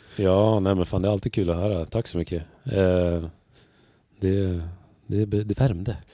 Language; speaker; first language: Swedish; native; Swedish